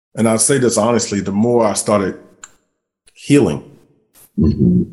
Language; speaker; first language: English; native; English